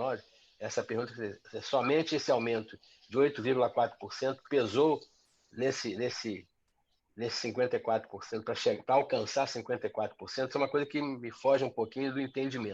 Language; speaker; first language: Portuguese; native; Portuguese